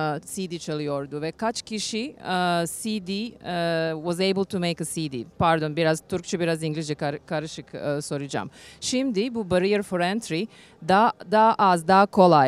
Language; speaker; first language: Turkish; non-native, learner; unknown